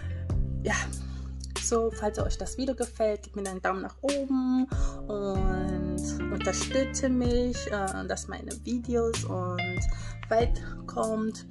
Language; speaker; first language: German; non-native, fluent; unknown